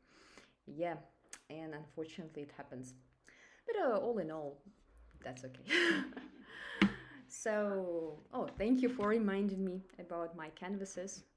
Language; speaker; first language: English; non-native, fluent; Russian